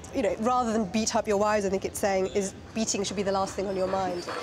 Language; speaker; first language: English; native; English